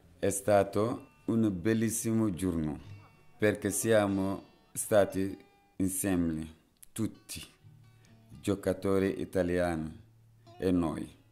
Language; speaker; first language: Italian; non-native, fluent; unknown